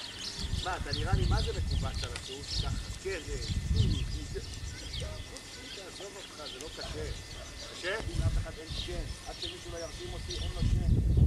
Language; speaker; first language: Hebrew; native; Hebrew